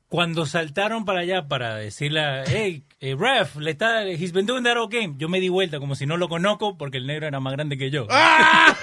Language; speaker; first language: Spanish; early bilingual, heritage; Spanish